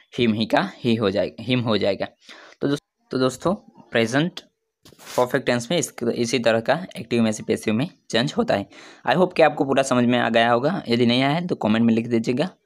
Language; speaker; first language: Hindi; non-native, local second language; Gujarati